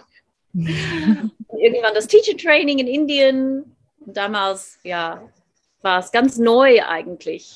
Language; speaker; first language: German; non-native, fluent; English